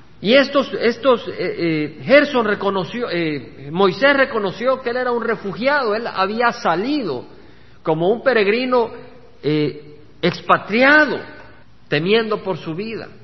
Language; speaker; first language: Spanish; native; Spanish